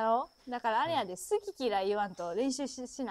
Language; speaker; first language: Japanese; native; Japanese